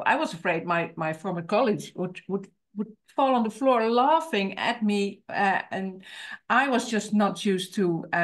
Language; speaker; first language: English; non-native, fluent; Dutch